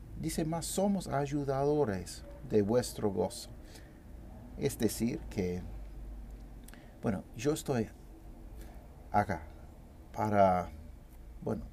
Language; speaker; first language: Spanish; non-native, fluent; English